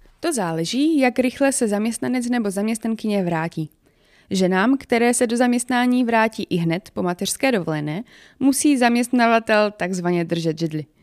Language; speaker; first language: Czech; native; Czech